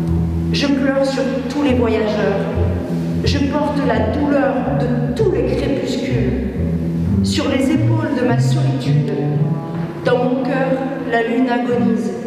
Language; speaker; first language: French; native; French